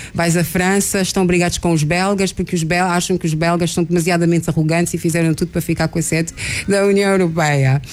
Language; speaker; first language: Portuguese; non-native, local second language; Kabuverdianu